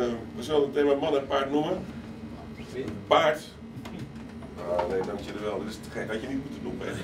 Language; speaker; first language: Dutch; native; Dutch